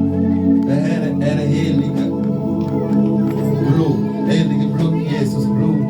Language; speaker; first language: Swedish; non-native, fluent; Lingala